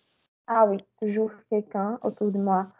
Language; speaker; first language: French; non-native, learner; Portuguese